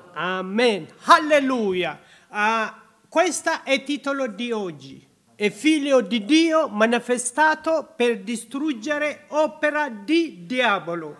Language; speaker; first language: Italian; non-native, learner; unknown